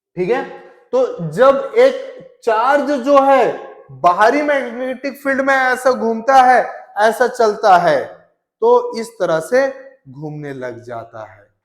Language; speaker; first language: Hindi; native; Hindi